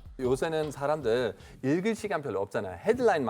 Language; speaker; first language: Korean; non-native, fluent; German